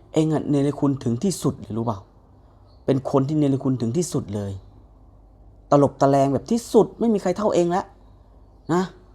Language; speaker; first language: Thai; native; Thai